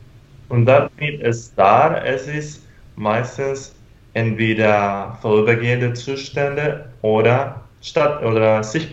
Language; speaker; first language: German; non-native, fluent; Spanish